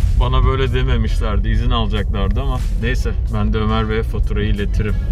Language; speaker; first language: Turkish; native; Turkish